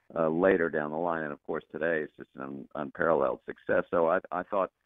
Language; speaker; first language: English; native; English